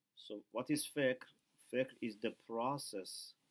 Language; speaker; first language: English; non-native, fluent; Persian